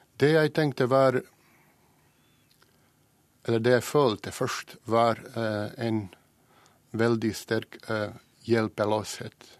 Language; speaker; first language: Norwegian; non-native, fluent; Bosnian